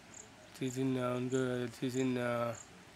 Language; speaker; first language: German; non-native, learner; Sinhala